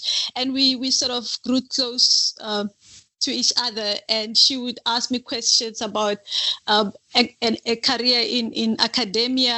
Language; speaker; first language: English; non-native, local second language; Northern Sotho